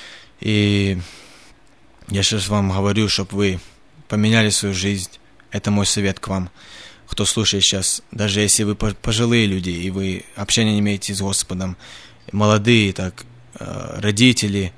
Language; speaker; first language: Russian; early bilingual, heritage; Russian